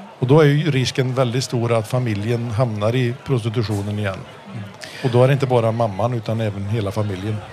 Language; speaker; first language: Swedish; early bilingual, heritage; Swedish